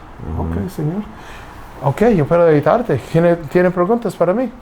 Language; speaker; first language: Spanish; non-native, learner; English